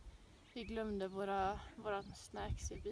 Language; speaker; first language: Swedish; native; Swedish